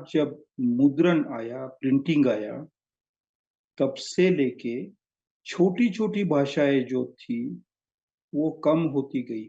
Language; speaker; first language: Hindi; non-native, local second language; Marathi